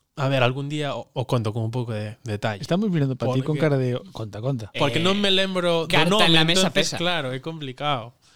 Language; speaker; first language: Galician; non-native, local second language; Spanish